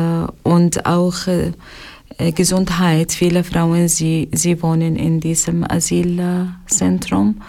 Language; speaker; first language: German; non-native, learner; Arabic